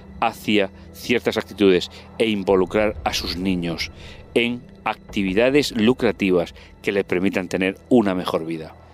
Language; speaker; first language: Spanish; native; Spanish